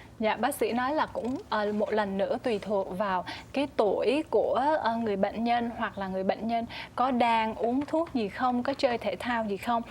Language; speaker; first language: Vietnamese; early bilingual, heritage; Vietnamese